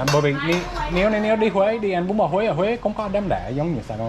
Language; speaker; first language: Vietnamese; non-native, learner; English